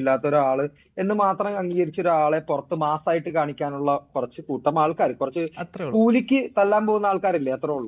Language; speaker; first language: Malayalam; native; Malayalam